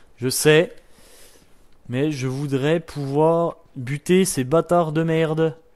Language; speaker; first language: French; native; French